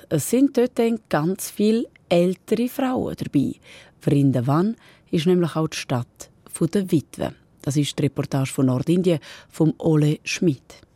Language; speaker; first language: German; native; German